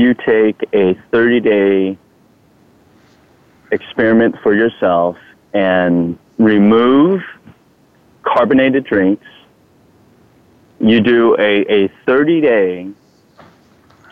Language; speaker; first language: English; non-native, fluent; Thai